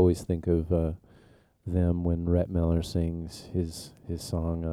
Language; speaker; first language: English; native; English